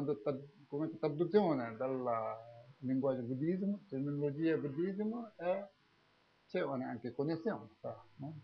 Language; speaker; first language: Italian; non-native, learner; Tibetan